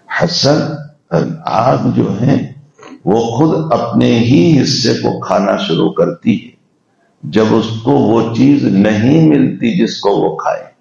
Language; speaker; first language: Urdu; non-native, local second language; Gujarati